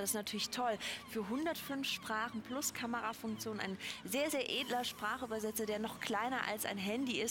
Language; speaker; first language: German; native; German